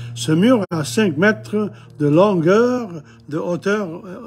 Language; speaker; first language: French; non-native, fluent; English